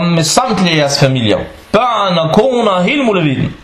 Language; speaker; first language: Danish; non-native, fluent; Arabic